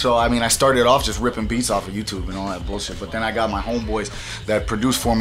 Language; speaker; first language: English; early bilingual, other home language; Spanish